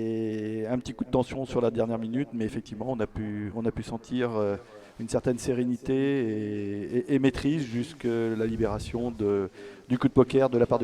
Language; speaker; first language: French; native; French